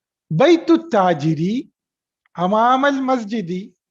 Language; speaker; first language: Arabic; non-native, fluent; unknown